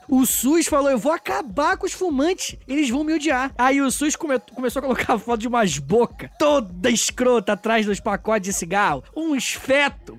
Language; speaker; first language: Portuguese; native; Portuguese